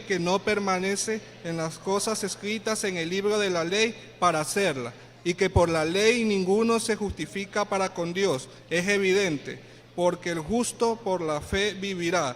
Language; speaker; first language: Spanish; native; Spanish